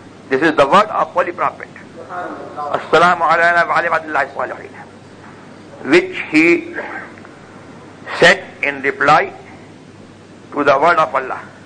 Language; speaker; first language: English; non-native, local second language; Urdu